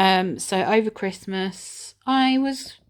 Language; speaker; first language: English; native; English